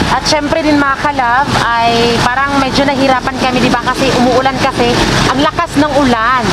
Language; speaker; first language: Filipino; non-native, local second language; Cebuano